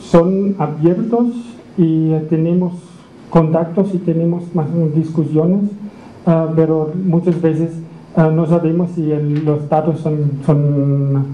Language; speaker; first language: Spanish; non-native, learner; German